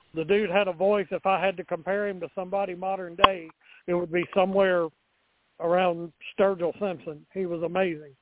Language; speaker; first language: English; native; English